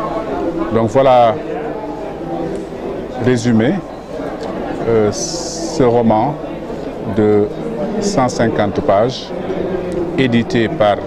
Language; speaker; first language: French; non-native, local second language; Wolof